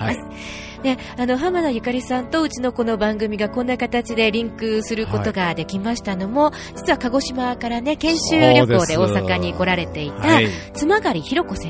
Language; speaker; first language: Japanese; native; Japanese